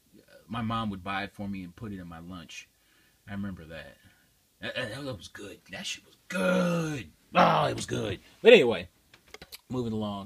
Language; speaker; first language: English; native; English